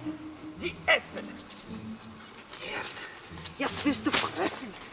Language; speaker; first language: German; non-native, learner; Kazakh